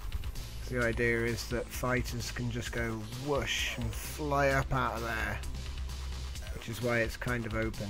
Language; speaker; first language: English; native; English